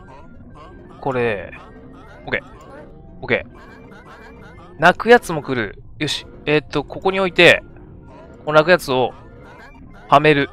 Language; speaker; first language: Japanese; native; Japanese